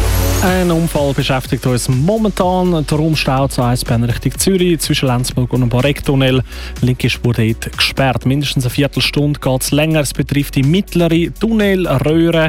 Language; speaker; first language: German; native; German